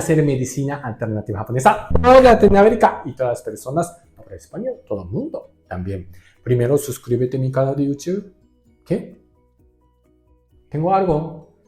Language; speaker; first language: Spanish; non-native, learner; Japanese